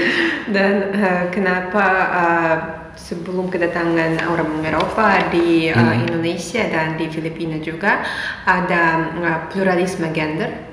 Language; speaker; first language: Indonesian; non-native, fluent; Russian